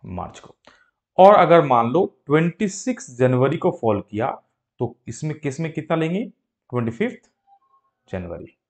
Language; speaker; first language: Hindi; native; Hindi